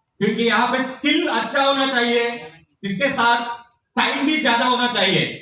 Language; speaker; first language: Hindi; non-native, local second language; Telugu